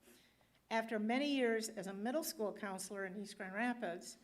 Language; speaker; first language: English; native; English